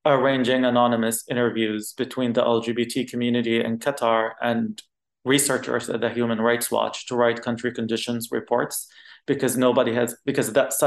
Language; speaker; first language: English; non-native, fluent; Arabic